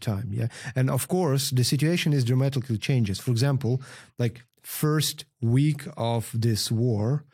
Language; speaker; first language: English; non-native, fluent; Ukrainian